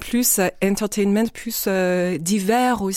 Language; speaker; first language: French; non-native, fluent; English